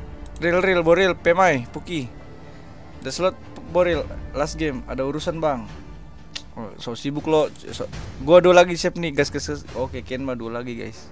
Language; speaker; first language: Indonesian; native; Indonesian